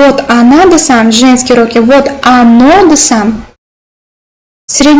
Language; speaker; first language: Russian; non-native, local second language; Uzbek